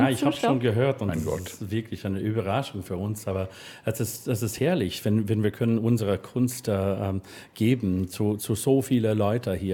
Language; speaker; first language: German; non-native, fluent; English